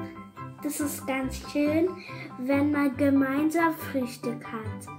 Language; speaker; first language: German; early bilingual, other home language; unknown